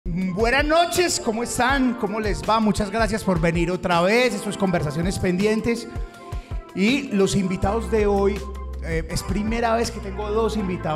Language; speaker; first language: Spanish; native; Spanish